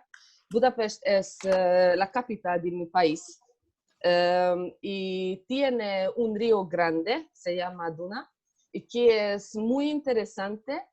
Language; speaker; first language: Spanish; non-native, learner; Hungarian